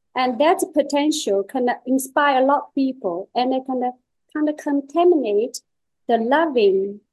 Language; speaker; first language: English; non-native, learner; Chinese